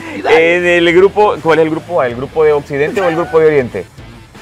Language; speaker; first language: Spanish; native; Spanish